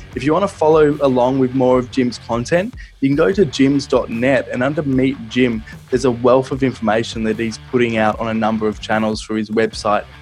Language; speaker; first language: English; native; English